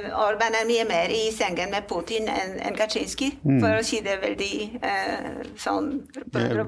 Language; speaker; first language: Norwegian; non-native, fluent; Polish